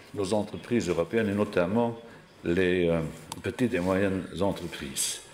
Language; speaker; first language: French; non-native, local second language; Luxembourgish